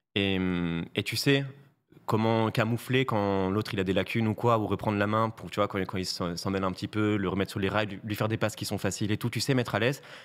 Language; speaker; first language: French; native; French